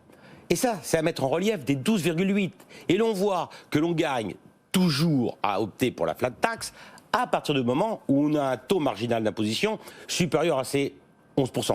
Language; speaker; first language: French; native; French